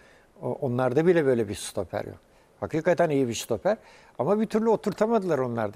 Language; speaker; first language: Turkish; native; Turkish